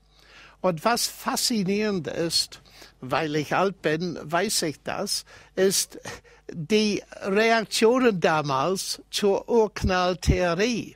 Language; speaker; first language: German; non-native, fluent; English